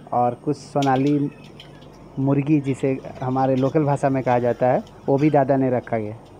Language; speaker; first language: Hindi; native; Hindi